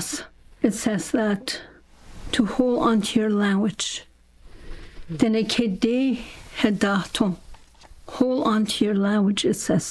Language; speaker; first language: English; non-native, fluent; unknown